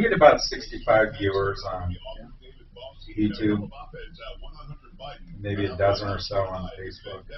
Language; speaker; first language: English; native; English